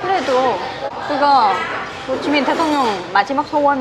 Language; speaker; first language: Korean; non-native, learner; Vietnamese